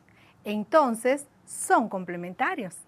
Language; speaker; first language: Spanish; native; Spanish